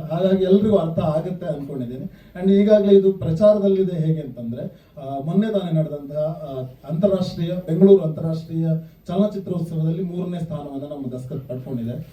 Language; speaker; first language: Kannada; non-native, local second language; Tulu